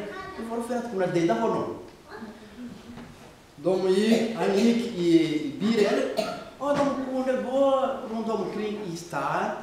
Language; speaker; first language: Swedish; non-native, fluent; Rundi